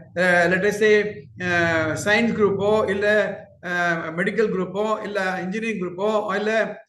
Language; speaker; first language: English; non-native, local second language; Tamil